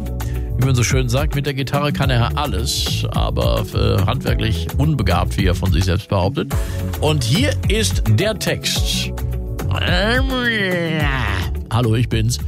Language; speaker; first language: German; native; German